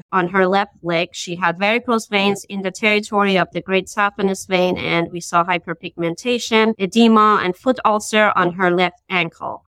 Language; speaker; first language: English; non-native, fluent; Persian